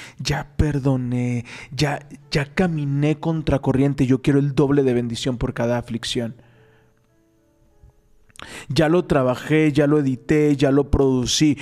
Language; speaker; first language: Spanish; native; Spanish